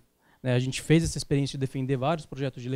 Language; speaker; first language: Portuguese; native; Portuguese